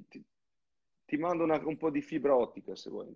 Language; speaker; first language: Italian; non-native, fluent; French